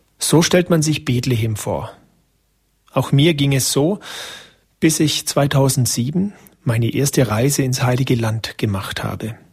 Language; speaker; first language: German; native; German